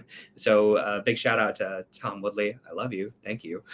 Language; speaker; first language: English; native; English